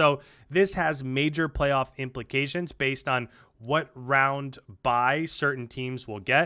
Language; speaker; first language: English; native; English